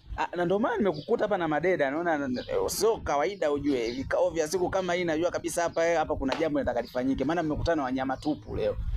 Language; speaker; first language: Swahili; native; Swahili